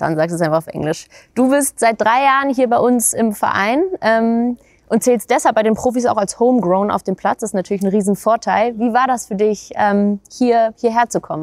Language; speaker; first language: German; native; German